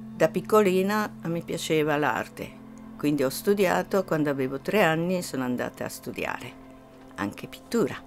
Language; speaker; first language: Italian; non-native, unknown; Japanese